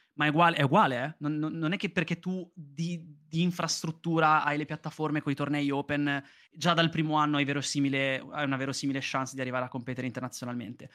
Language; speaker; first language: Italian; native; Italian